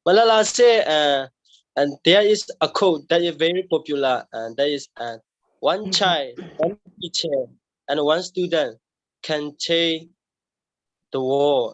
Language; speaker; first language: English; non-native, learner; Burmese